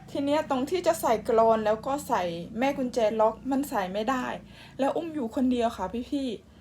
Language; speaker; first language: Thai; native; Thai